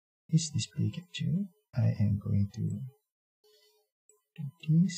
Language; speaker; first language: English; non-native, local second language; Malay